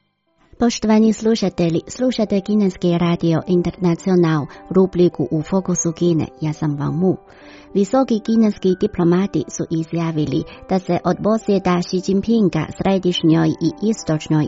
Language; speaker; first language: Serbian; non-native, fluent; Chinese